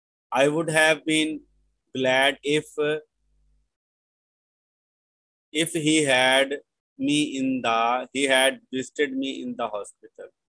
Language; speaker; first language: English; non-native, local second language; Urdu